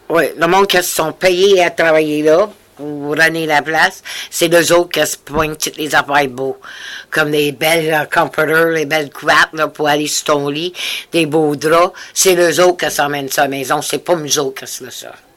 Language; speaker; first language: French; early bilingual, heritage; French